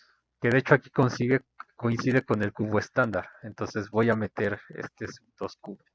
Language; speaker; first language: Spanish; native; Spanish